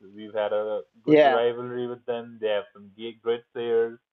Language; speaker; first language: English; non-native, local second language; Nepali